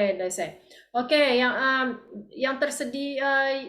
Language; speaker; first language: Indonesian; native; Indonesian